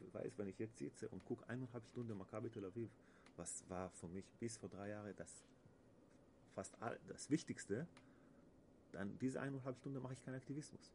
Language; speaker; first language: German; non-native, learner; Hebrew